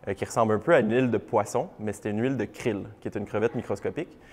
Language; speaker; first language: French; native; French